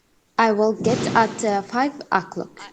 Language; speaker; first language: English; non-native, learner; Arabic